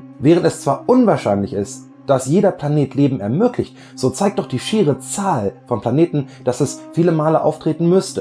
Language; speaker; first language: German; native; German